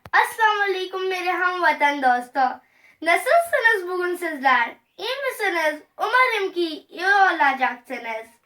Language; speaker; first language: Turkish; non-native, learner; Hindi